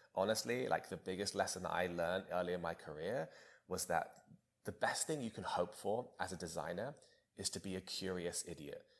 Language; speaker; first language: English; native; English